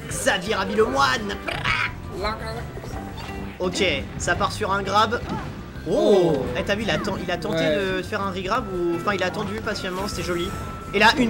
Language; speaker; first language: French; native; French